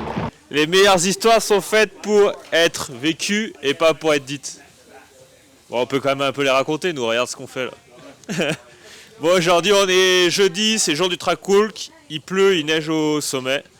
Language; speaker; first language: French; native; French